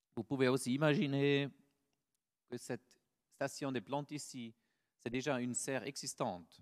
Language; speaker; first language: French; non-native, fluent; German